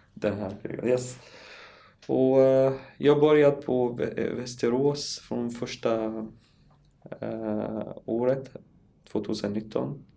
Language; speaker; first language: Swedish; non-native, learner; Arabic